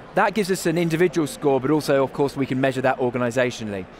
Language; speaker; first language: English; native; English